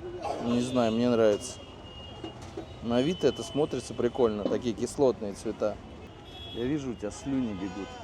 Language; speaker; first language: Russian; native; Russian